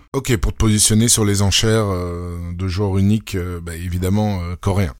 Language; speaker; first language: French; native; French